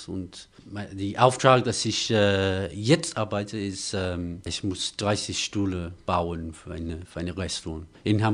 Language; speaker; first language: German; non-native, learner; English